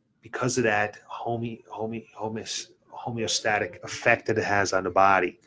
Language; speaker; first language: English; native; English